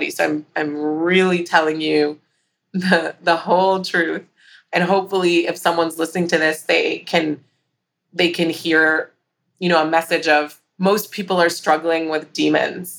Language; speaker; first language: English; native; English